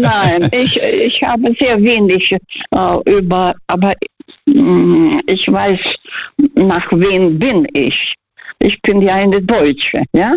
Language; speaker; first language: German; non-native, fluent; Russian